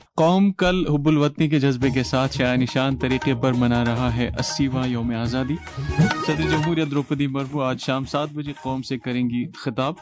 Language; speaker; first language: Urdu; non-native, local second language; Kashmiri